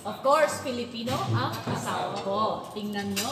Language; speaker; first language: Filipino; non-native, learner; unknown